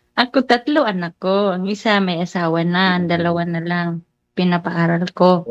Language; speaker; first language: Filipino; non-native, local second language; Cebuano